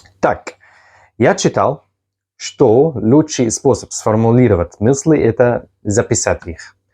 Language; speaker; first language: Russian; non-native, fluent; Arabic